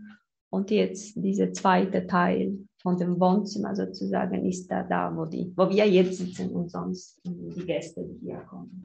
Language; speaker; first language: German; non-native, fluent; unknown